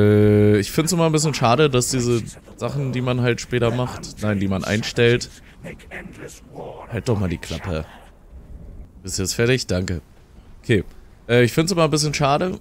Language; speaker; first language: German; native; German